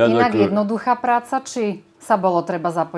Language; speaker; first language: Slovak; native; Slovak